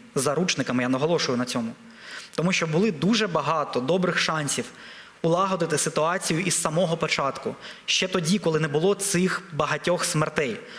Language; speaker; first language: Ukrainian; non-native, local second language; Russian